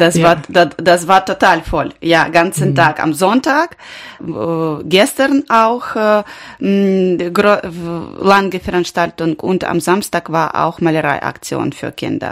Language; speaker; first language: German; non-native, learner; Ukrainian